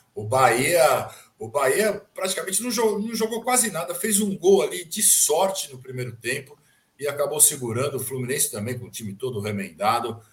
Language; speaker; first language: Portuguese; native; Portuguese